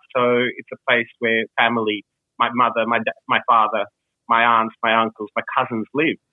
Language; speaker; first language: English; early bilingual, other home language; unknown